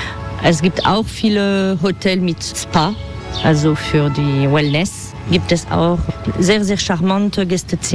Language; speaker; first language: German; non-native, fluent; French